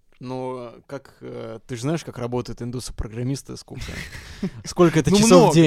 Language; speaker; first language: Russian; native; Russian